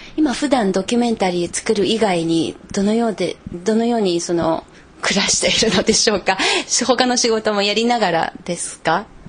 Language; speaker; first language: Japanese; non-native, fluent; Chinese